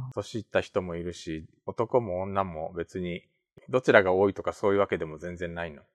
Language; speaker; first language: Japanese; native; Japanese